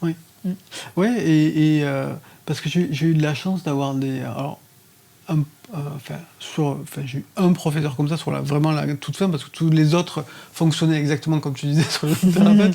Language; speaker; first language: French; native; French